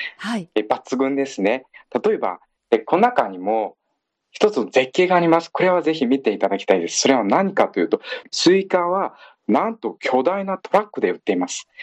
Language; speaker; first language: Japanese; non-native, fluent; Uyghur